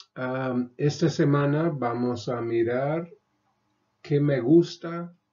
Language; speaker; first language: Spanish; non-native, fluent; English